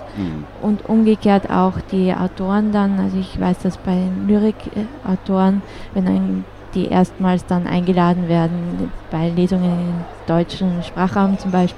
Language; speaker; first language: German; native; German